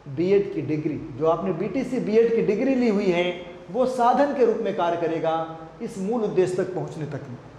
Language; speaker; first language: Hindi; native; Hindi